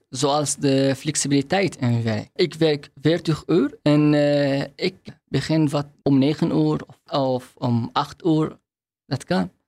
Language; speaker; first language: Dutch; non-native, fluent; Arabic